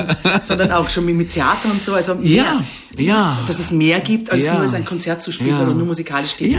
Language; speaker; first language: German; native; German